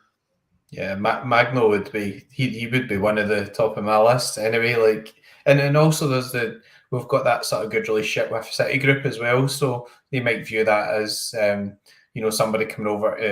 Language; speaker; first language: English; native; English